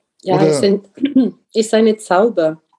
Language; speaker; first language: German; non-native, learner; Italian